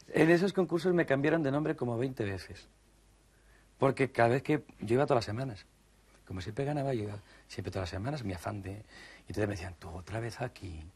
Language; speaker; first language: Spanish; native; Spanish